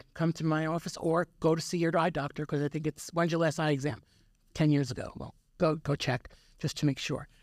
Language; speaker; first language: English; native; English